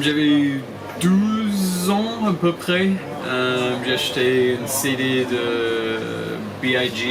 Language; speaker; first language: French; non-native, fluent; English